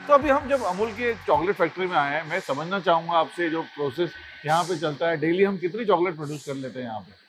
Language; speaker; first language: Hindi; native; Hindi